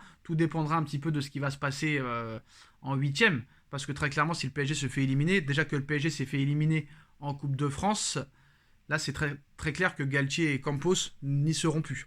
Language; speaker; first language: French; native; French